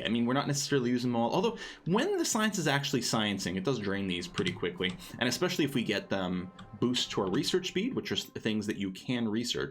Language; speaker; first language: English; native; English